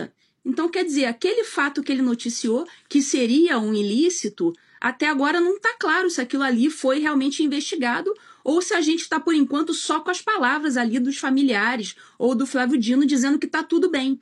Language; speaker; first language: Portuguese; native; Portuguese